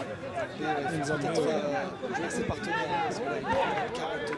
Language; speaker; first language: French; native; French